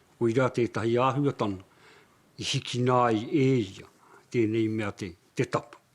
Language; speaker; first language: Māori; native; Māori